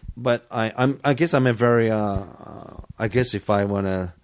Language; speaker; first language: English; early bilingual, other home language; Japanese